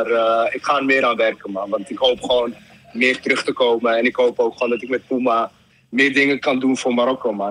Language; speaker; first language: Dutch; early bilingual, other home language; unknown